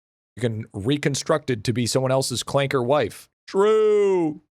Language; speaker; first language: English; native; English